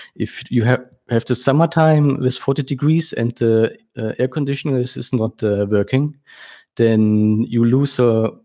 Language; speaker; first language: English; non-native, fluent; German